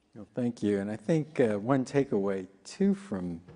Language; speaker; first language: English; native; English